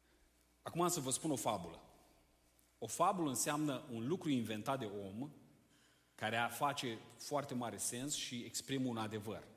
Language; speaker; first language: Romanian; native; Romanian